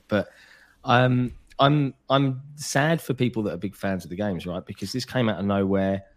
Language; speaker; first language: English; native; English